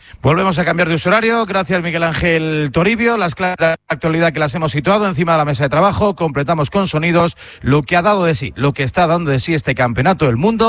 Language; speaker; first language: Spanish; native; Spanish